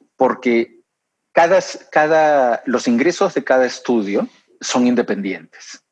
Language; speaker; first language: Spanish; native; Spanish